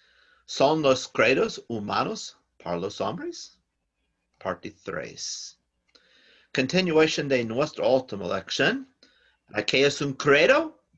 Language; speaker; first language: Spanish; non-native, learner; English